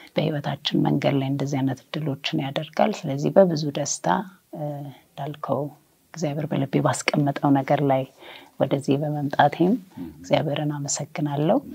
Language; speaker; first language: Amharic; native; Amharic